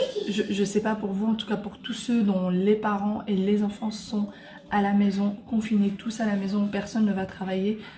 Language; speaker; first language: French; native; French